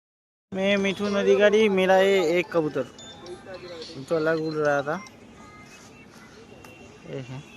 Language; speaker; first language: Hindi; non-native, local second language; Bangla